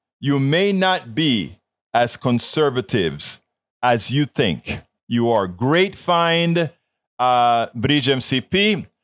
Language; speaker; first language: English; non-native, fluent; Spanish